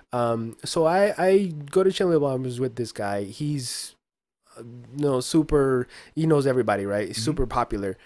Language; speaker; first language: English; early bilingual, other home language; Spanish